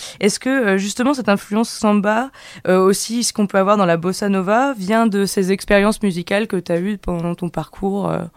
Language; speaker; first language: French; native; French